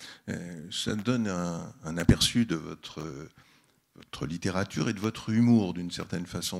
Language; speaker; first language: French; native; French